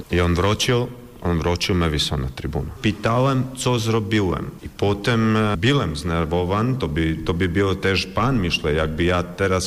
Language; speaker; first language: Polish; non-native, learner; Croatian